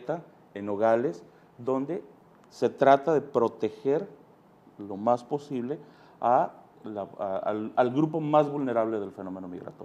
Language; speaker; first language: Spanish; native; Spanish